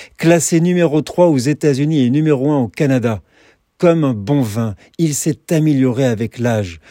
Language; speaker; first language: French; native; French